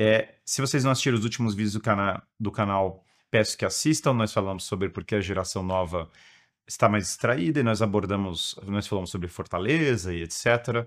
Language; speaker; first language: Portuguese; native; Portuguese